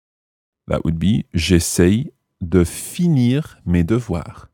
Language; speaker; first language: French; non-native, fluent; English